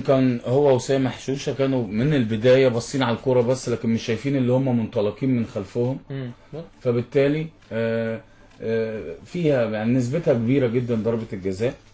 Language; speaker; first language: Arabic; native; Arabic